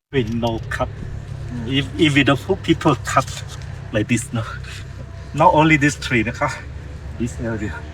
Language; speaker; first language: English; non-native, learner; Thai